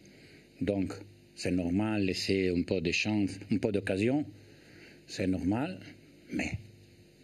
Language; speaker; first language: French; non-native, learner; Italian